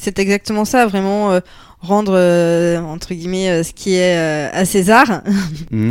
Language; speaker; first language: French; native; French